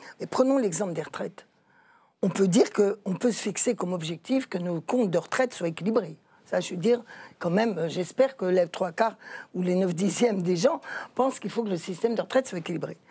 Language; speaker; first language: French; native; French